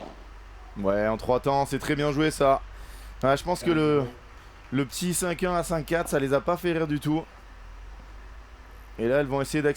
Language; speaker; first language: French; native; French